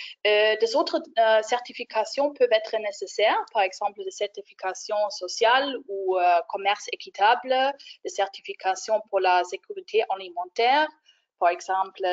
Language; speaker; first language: French; non-native, fluent; German